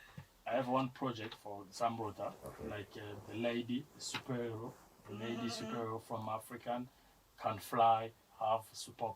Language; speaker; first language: English; non-native, learner; French